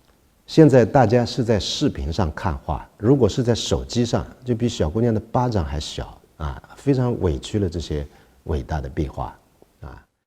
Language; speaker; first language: Chinese; native; Chinese